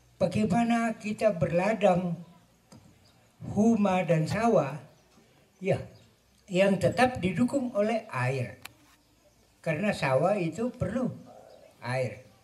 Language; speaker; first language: Indonesian; non-native, local second language; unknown